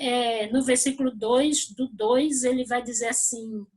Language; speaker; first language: Portuguese; native; Portuguese